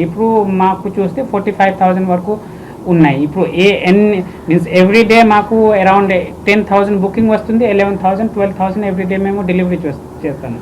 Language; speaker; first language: Telugu; non-native, fluent; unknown